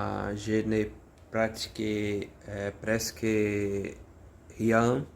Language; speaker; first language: French; non-native, learner; Portuguese